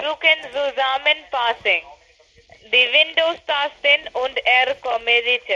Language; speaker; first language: German; non-native, learner; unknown